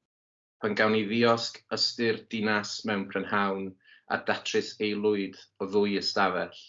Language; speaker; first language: Welsh; native; Welsh